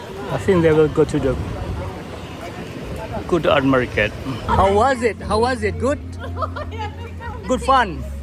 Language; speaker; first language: English; non-native, learner; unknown